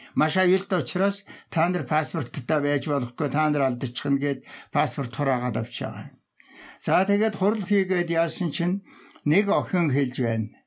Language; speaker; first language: Mongolian; non-native, local second language; Tuvinian